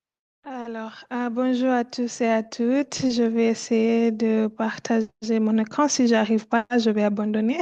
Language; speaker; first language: French; non-native, fluent; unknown